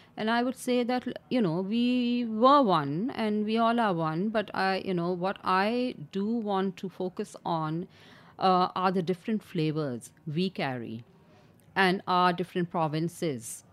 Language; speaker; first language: English; non-native, local second language; Urdu